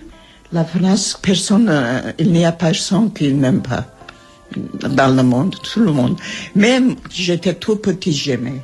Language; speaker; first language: French; non-native, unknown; Armenian